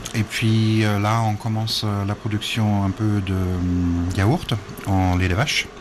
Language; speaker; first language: French; native; French